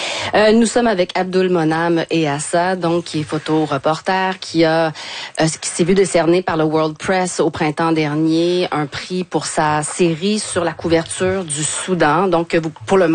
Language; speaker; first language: French; native; French